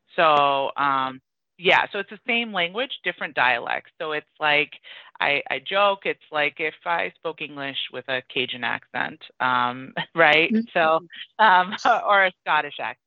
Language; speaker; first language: English; early bilingual, other home language; Persian